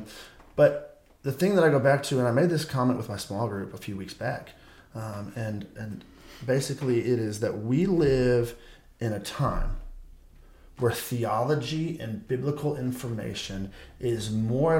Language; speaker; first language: English; native; English